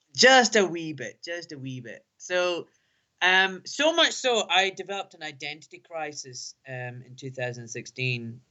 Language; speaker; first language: English; native; English